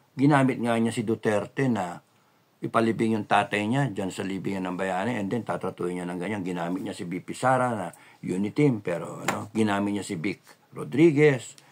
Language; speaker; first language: Filipino; native; Filipino